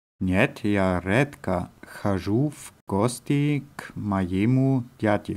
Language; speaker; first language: Russian; non-native, learner; German